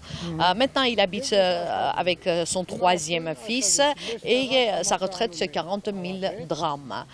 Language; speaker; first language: French; non-native, fluent; Armenian